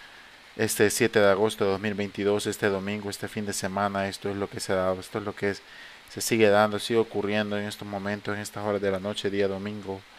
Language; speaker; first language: Spanish; native; Spanish